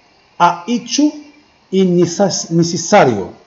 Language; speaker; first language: Spanish; non-native, fluent; Arabic